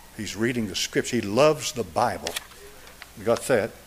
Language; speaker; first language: English; native; English